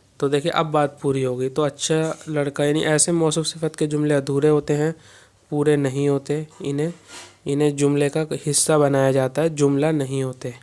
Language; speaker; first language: Urdu; native; Urdu